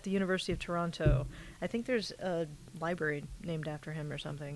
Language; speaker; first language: English; native; English